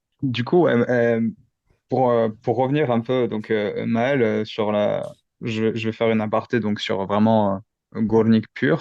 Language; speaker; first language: French; native; French